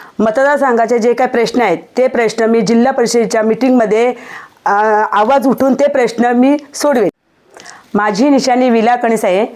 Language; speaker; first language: Marathi; native; Marathi